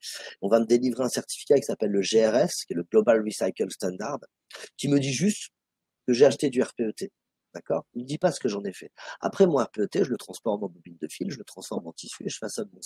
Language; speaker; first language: French; native; French